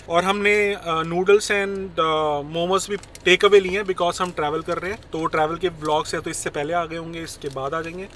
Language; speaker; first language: Hindi; native; Hindi